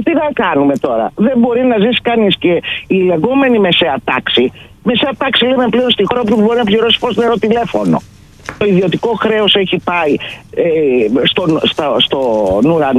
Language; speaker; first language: Greek; native; Greek